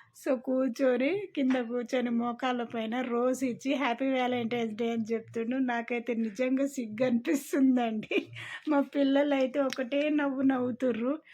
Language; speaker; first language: Telugu; non-native, local second language; Lambadi